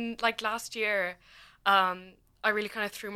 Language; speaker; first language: English; native; English